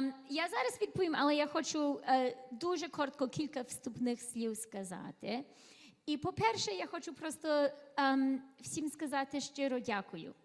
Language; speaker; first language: Ukrainian; early bilingual, heritage; Ukrainian